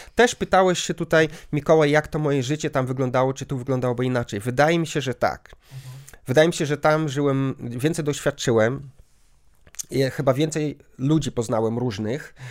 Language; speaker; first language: Polish; native; Polish